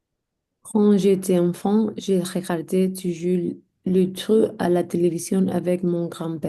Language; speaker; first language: French; non-native, learner; English